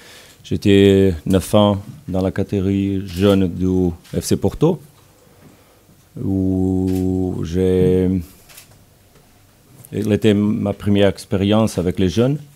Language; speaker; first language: French; non-native, learner; Portuguese